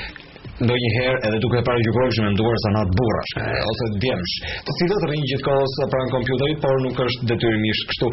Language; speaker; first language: Albanian; native; Albanian